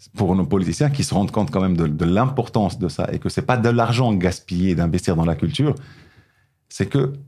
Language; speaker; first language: French; non-native, local second language; Arabic